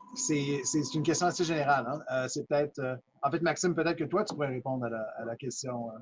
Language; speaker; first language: French; native; French